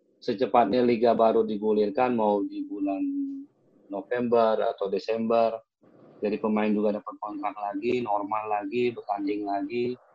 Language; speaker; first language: Indonesian; native; Indonesian